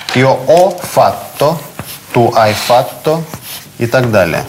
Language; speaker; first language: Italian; non-native, fluent; Russian